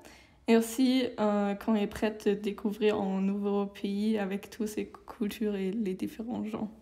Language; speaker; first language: French; non-native, learner; German